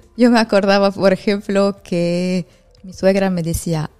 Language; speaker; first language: Spanish; non-native, fluent; Arabic